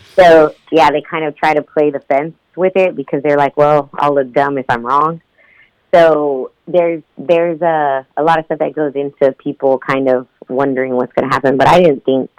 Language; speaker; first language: English; native; English